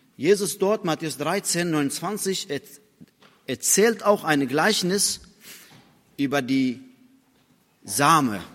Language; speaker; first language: German; non-native, fluent; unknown